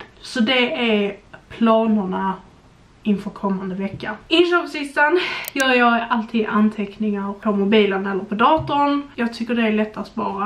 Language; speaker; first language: Swedish; native; Swedish